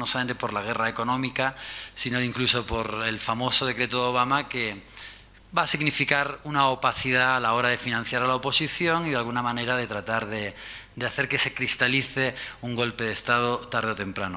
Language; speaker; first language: Spanish; native; Spanish